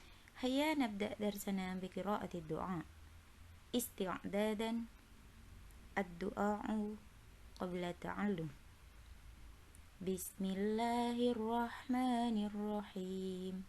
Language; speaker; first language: Arabic; non-native, learner; Indonesian